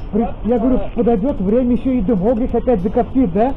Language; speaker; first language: Russian; native; Russian